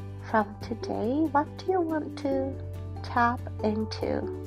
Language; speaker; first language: English; non-native, fluent; Japanese